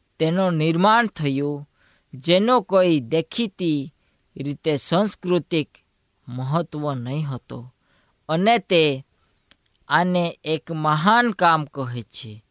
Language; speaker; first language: Gujarati; non-native, local second language; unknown